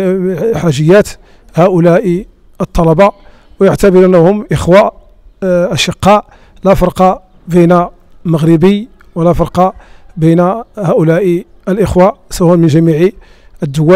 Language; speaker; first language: Arabic; native; Arabic